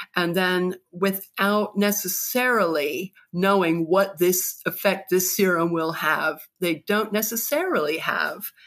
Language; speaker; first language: English; native; English